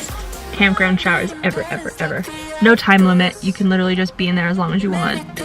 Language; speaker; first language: English; native; English